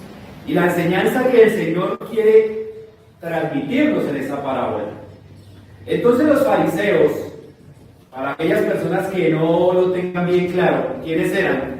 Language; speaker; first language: Spanish; native; Spanish